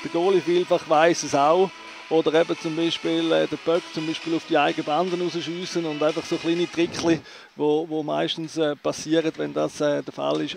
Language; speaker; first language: German; native; German